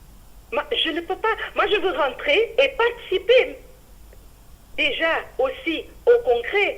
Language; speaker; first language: French; non-native, fluent; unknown